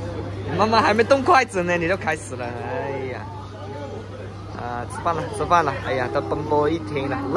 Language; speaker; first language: Chinese; native; Chinese